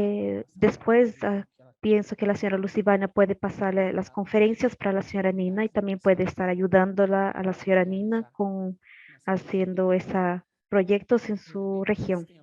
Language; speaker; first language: Spanish; non-native, learner; Portuguese